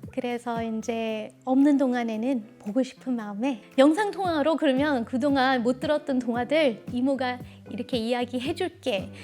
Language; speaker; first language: Korean; early bilingual, heritage; Korean